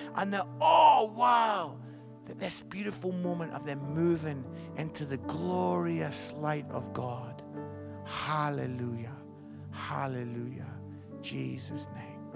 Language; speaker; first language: English; native; English